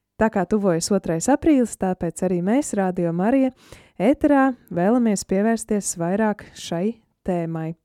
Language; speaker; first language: Latvian; native; Latvian